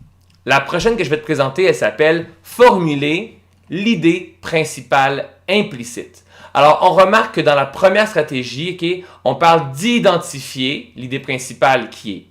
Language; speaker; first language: French; native; French